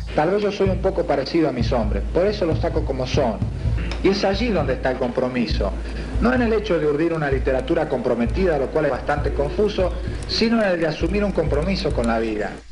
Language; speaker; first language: Spanish; native; Spanish